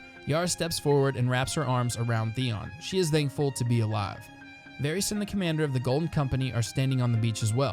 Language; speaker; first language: English; native; English